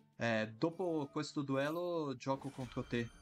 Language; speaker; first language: Italian; non-native, learner; Portuguese